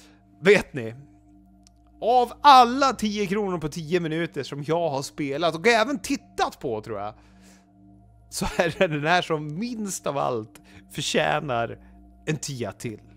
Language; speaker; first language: Swedish; native; Swedish